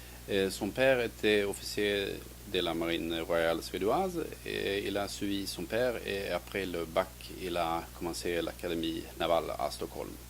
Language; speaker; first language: French; non-native, fluent; Swedish